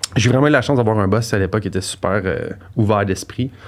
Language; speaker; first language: French; native; French